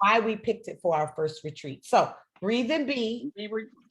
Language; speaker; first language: English; native; English